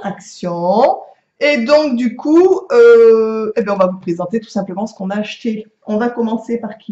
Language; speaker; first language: French; native; French